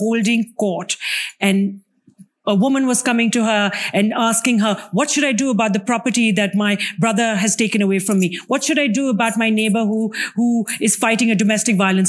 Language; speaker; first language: English; non-native, local second language; Urdu